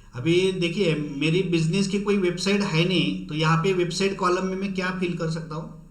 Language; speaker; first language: Hindi; non-native, local second language; Marathi